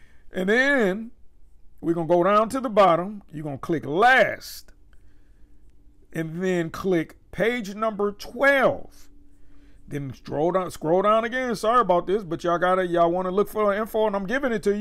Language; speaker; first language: English; native; English